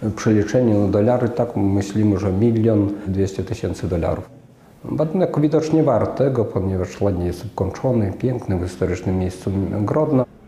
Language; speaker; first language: Polish; non-native, local second language; Russian